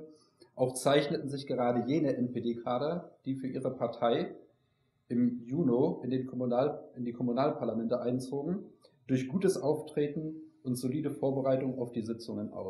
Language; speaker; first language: German; native; German